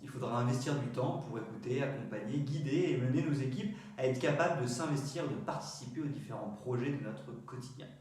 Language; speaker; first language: French; native; French